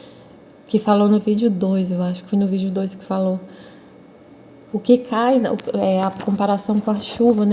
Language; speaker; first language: Portuguese; native; Portuguese